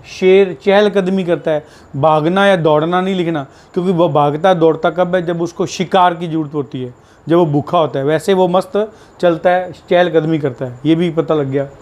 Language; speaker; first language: Hindi; native; Hindi